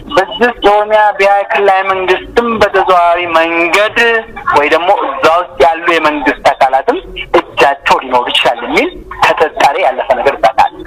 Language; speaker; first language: Amharic; non-native, local second language; Oromo